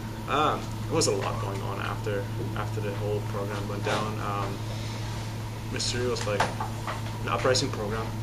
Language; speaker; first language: English; non-native, fluent; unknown